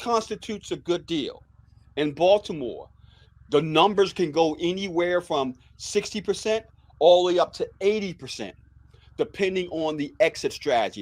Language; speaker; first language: English; native; English